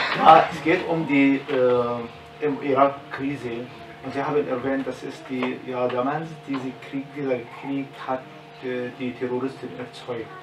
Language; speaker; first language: German; non-native, learner; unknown